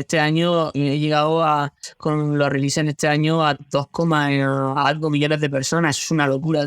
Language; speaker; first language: Spanish; native; Spanish